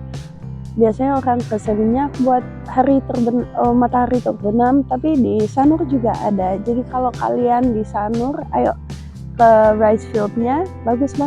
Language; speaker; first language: Indonesian; non-native, fluent; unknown